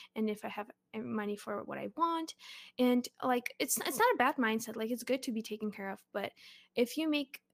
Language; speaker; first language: English; early bilingual, other home language; Russian